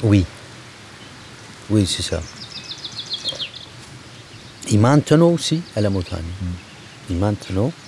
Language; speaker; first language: French; non-native, learner; Kurdish